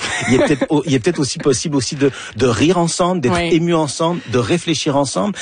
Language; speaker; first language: French; native; French